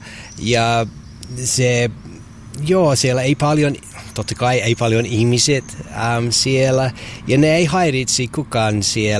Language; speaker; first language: Finnish; non-native, learner; English